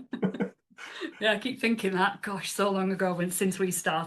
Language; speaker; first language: English; native; English